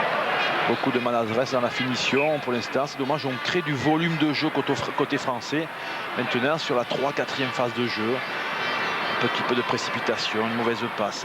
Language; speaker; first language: French; native; French